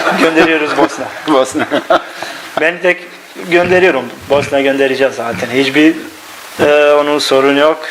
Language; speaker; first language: Turkish; non-native, learner; Bosnian